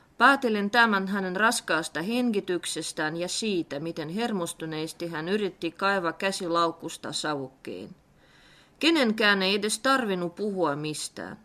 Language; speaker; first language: Finnish; non-native, fluent; Russian